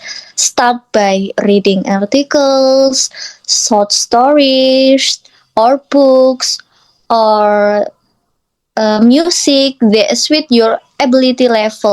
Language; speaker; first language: English; non-native, learner; Indonesian